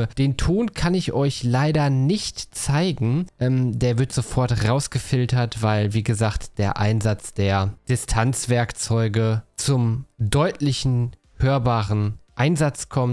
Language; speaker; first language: German; native; German